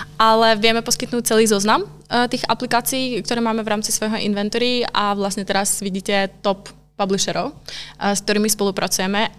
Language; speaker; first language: Slovak; non-native, local second language; Hungarian